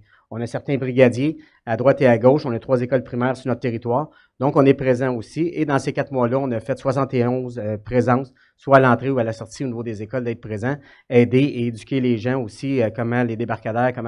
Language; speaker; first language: French; native; French